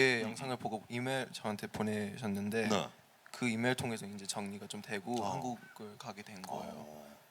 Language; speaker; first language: Korean; early bilingual, heritage; Korean